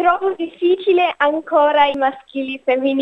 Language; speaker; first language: Italian; non-native, learner; English